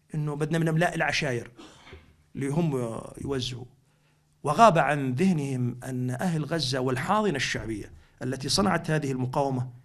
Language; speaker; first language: Arabic; native; Arabic